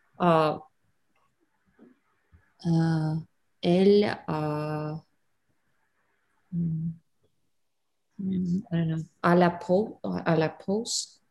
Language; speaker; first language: French; non-native, learner; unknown